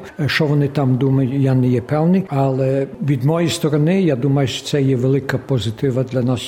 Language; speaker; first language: Ukrainian; early bilingual, heritage; Ukrainian